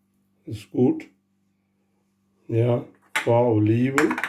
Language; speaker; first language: German; non-native, learner; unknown